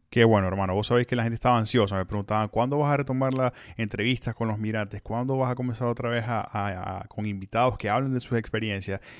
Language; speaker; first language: Spanish; native; Spanish